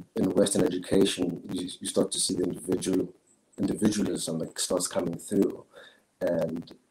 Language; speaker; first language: English; non-native, local second language; Zulu